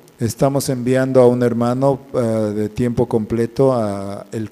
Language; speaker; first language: Spanish; native; Spanish